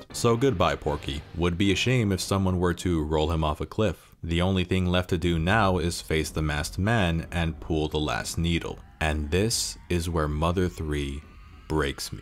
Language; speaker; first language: English; native; English